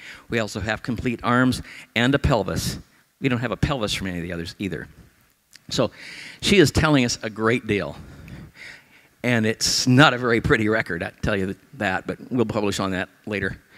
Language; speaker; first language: English; native; English